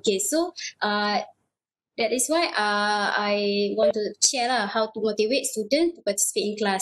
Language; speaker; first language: English; non-native, local second language; Malay